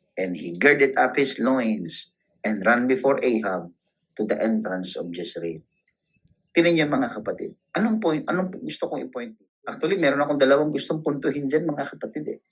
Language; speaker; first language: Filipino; non-native, local second language; Cebuano